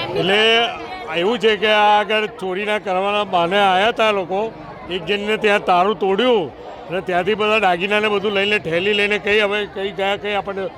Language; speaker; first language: Gujarati; native; Gujarati